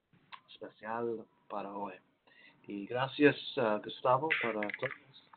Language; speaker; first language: Spanish; non-native, learner; English